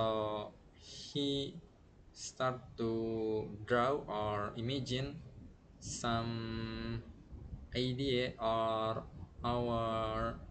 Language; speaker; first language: English; non-native, learner; Indonesian